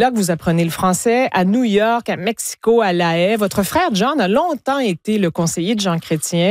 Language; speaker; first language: French; native; French